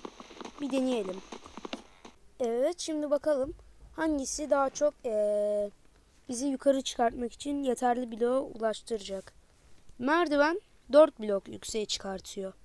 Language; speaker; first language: Turkish; native; Turkish